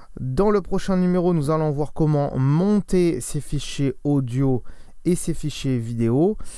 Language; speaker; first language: French; native; French